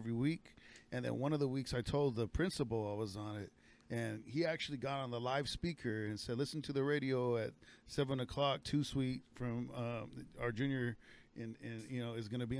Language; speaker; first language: English; native; English